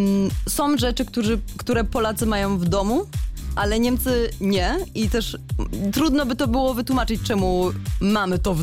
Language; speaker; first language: Polish; early bilingual, heritage; Polish